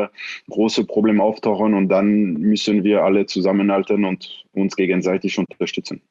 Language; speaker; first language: German; non-native, fluent; French